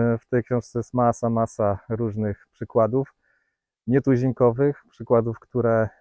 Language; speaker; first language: Polish; native; Polish